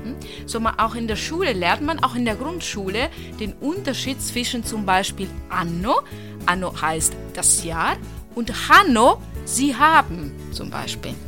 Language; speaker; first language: German; non-native, fluent; Italian